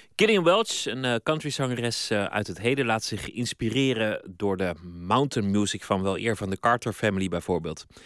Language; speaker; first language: Dutch; native; Dutch